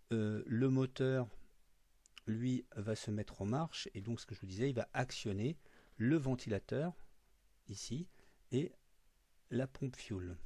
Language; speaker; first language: French; native; French